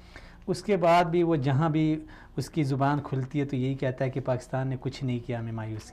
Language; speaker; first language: Urdu; native; Urdu